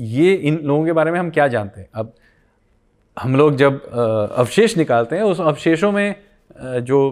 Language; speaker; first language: Hindi; non-native, local second language; Bangla